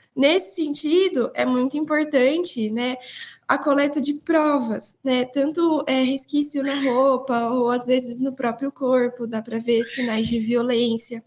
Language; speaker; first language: Portuguese; native; Portuguese